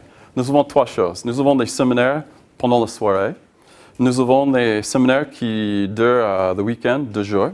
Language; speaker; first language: French; non-native, learner; English